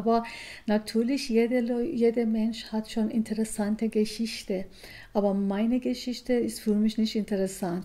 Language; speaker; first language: German; non-native, learner; Persian